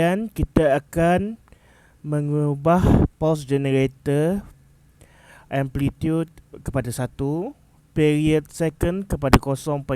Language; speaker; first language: Malay; native; Malay